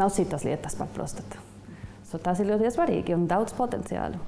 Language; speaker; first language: Latvian; non-native, learner; Spanish